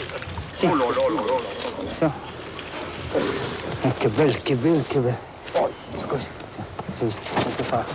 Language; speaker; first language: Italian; non-native, learner; Croatian